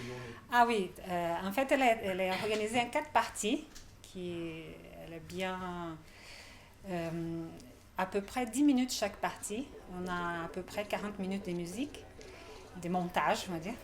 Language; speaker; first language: French; non-native, fluent; Portuguese